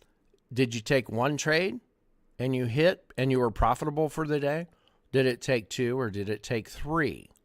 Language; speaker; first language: English; native; English